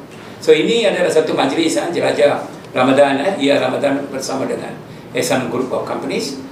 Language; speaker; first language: Malay; native; Malay